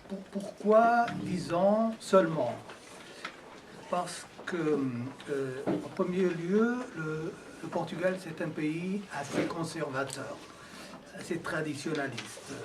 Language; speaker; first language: French; non-native, fluent; Portuguese